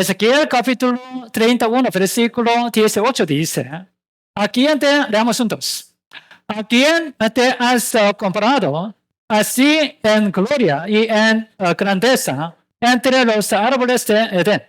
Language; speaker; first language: Spanish; non-native, learner; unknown